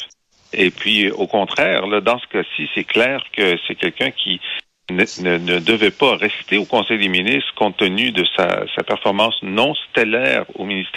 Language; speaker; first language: French; native; French